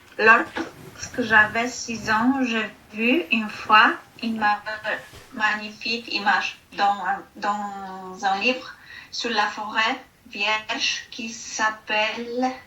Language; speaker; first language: French; non-native, learner; Filipino